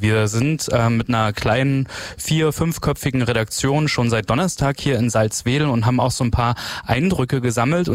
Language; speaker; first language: German; native; German